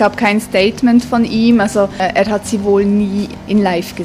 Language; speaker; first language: German; native; German